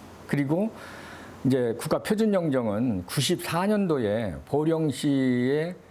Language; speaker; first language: Korean; native; Korean